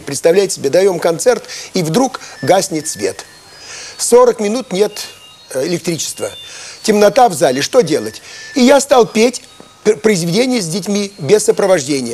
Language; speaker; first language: Russian; native; Russian